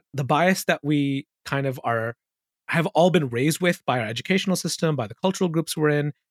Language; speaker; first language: English; early bilingual, other home language; Urdu